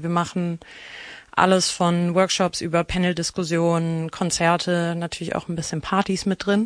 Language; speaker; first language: German; native; German